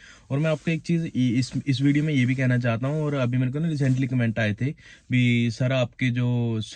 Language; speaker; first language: Hindi; native; Hindi